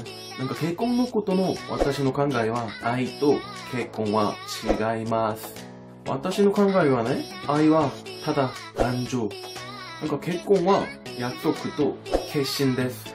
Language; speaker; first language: Japanese; non-native, learner; Korean